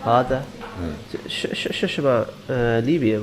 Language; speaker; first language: Chinese; non-native, learner; English